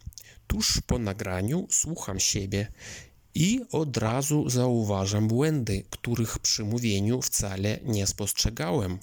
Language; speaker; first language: Polish; non-native, fluent; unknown